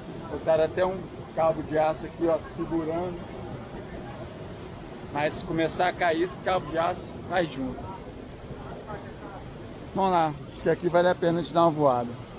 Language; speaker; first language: Portuguese; native; Portuguese